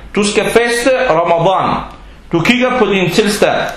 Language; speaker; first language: Danish; non-native, fluent; Arabic